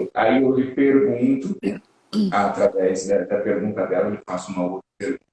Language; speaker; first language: Portuguese; native; Portuguese